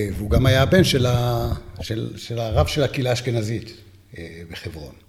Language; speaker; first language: Hebrew; native; Hebrew